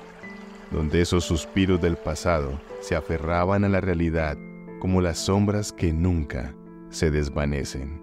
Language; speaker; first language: Spanish; native; Spanish